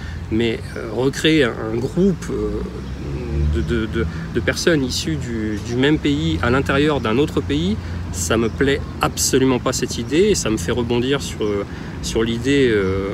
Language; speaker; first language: French; native; French